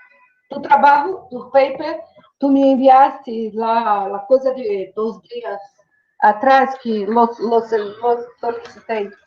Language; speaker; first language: Spanish; non-native, learner; Portuguese